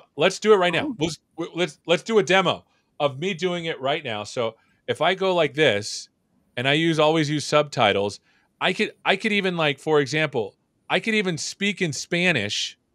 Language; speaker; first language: English; native; English